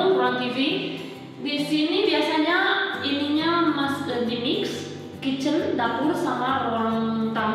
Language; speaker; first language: Indonesian; non-native, fluent; Spanish